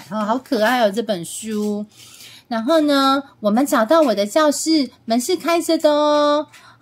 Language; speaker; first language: Chinese; native; Chinese